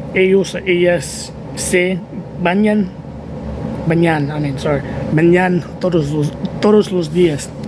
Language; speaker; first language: Spanish; non-native, learner; English